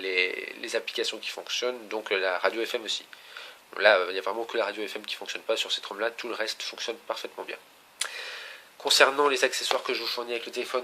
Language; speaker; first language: French; native; French